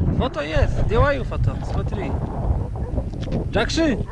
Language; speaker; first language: Russian; non-native, learner; Polish